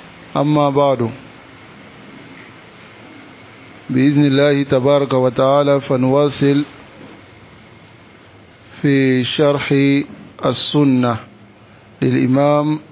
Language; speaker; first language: Arabic; non-native, fluent; French